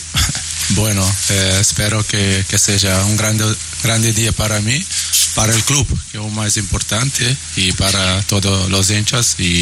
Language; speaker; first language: Spanish; non-native, learner; Portuguese